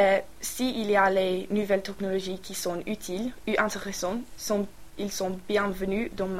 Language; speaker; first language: French; non-native, learner; English